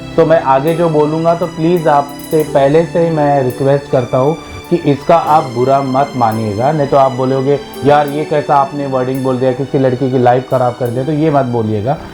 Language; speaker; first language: Hindi; non-native, local second language; Malayalam